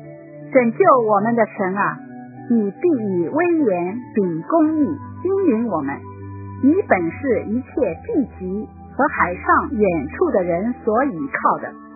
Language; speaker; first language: Chinese; native; Chinese